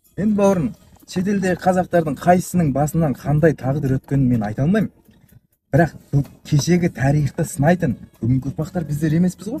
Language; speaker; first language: Kazakh; early bilingual, heritage; Kazakh